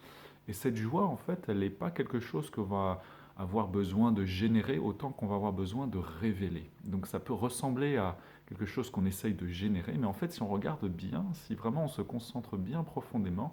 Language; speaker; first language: French; native; French